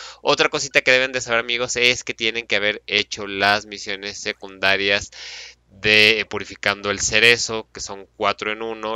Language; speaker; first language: Spanish; native; Spanish